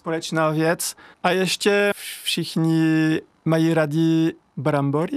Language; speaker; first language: Czech; non-native, fluent; French